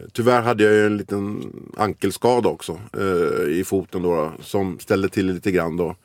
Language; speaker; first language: Swedish; early bilingual, other home language; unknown